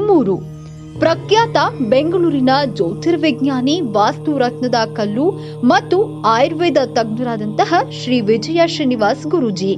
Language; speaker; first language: Kannada; native; Kannada